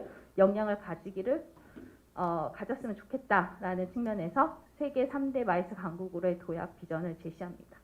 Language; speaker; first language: Korean; native; Korean